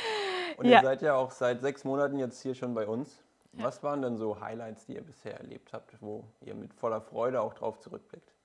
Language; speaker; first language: German; native; German